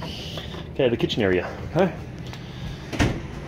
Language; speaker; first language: English; native; English